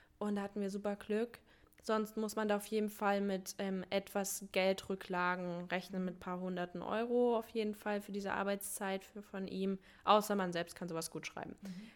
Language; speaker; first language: German; early bilingual, other home language; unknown